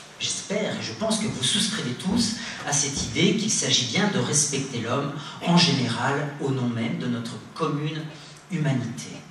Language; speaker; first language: French; native; French